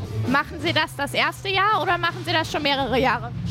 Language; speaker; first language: German; native; German